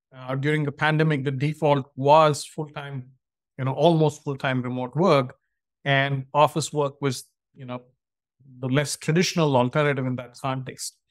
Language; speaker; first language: English; non-native, local second language; Tamil